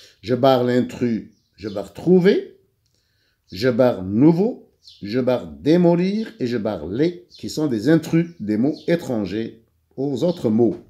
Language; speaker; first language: French; non-native, local second language; Arabic